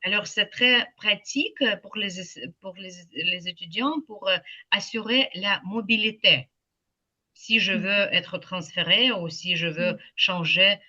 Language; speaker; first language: French; non-native, fluent; Ukrainian